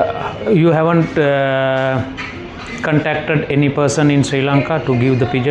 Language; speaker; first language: English; non-native, fluent; Sinhala